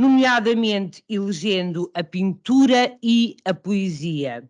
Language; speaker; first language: Portuguese; native; Portuguese